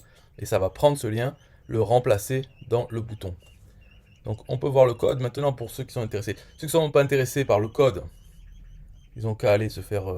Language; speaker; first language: French; native; French